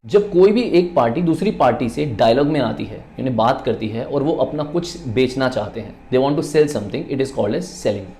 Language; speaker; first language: Hindi; native; Hindi